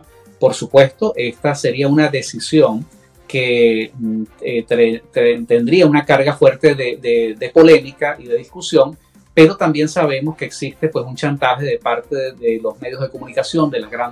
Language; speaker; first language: Spanish; native; Spanish